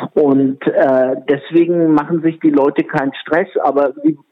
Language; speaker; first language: German; non-native, fluent; Czech